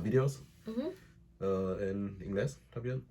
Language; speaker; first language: Spanish; non-native, learner; English